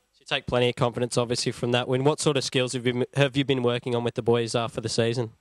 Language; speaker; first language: English; native; English